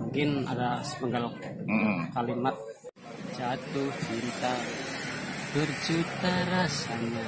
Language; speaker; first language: Indonesian; non-native, local second language; Javanese